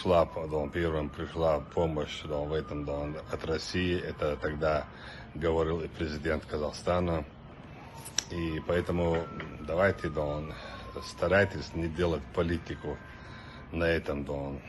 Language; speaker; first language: Russian; non-native, local second language; Chechen